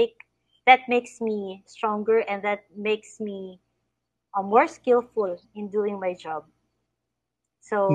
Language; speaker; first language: English; non-native, fluent; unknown